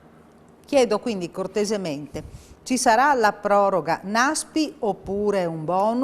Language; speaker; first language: Italian; native; Italian